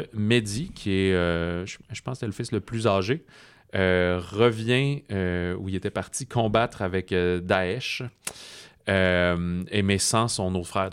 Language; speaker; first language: French; native; French